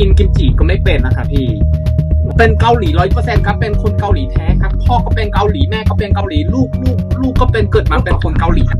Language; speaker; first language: Thai; early bilingual, other home language; Korean